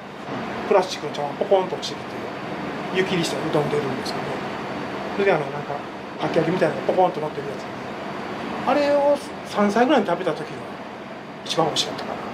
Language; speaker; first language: Japanese; native; Japanese